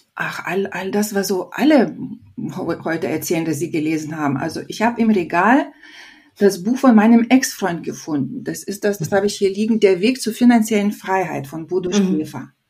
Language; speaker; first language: German; non-native, fluent; Lithuanian